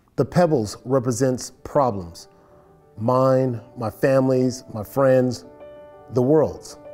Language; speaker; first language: English; native; English